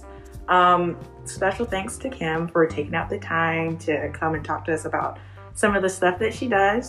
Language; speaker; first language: English; native; English